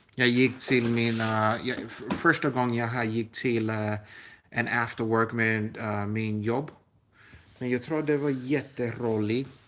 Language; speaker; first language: Swedish; non-native, learner; English